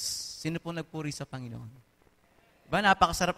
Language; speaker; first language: Filipino; native; Filipino